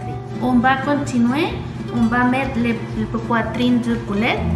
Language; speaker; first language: French; non-native, learner; Spanish